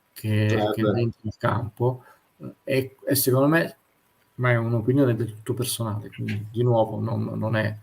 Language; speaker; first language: Italian; native; Italian